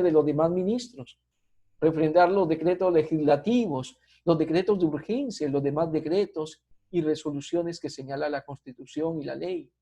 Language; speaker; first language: Spanish; native; Spanish